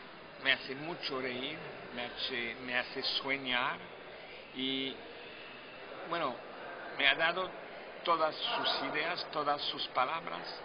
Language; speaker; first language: Spanish; non-native, fluent; French